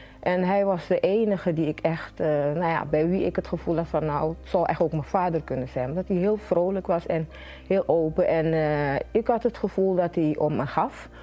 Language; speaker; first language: Dutch; native; Dutch